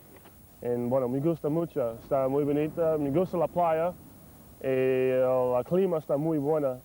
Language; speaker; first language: Spanish; non-native, fluent; English